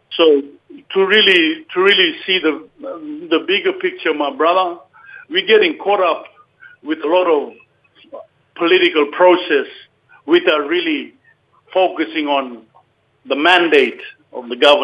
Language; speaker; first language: English; native; English